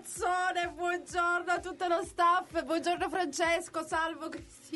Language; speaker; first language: Italian; native; Italian